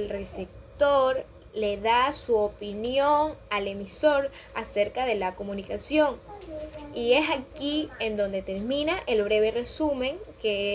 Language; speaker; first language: Spanish; native; Spanish